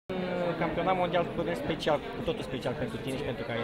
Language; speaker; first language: Romanian; native; Romanian